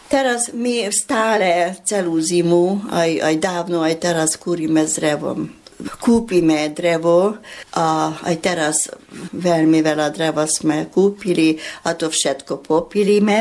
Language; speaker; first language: Slovak; early bilingual, heritage; Slovak